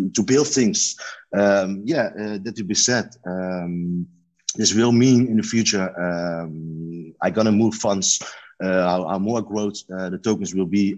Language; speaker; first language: English; non-native, learner; Dutch